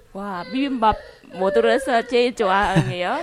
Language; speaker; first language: Korean; non-native, learner; Vietnamese